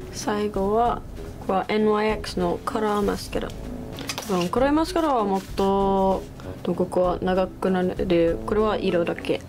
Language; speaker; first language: Japanese; non-native, learner; English